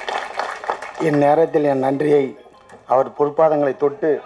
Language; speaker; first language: Tamil; native; Tamil